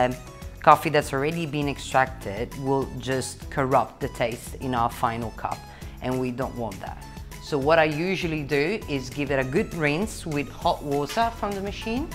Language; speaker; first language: English; non-native, fluent; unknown